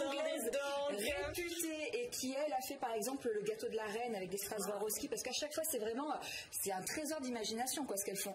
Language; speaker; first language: French; native; French